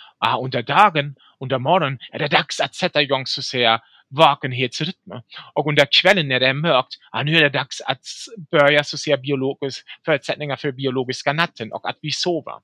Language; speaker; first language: Swedish; non-native, fluent; German